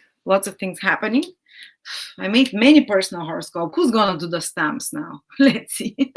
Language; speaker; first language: English; non-native, fluent; Bulgarian